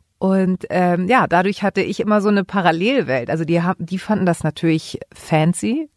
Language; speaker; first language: German; early bilingual, other home language; Greek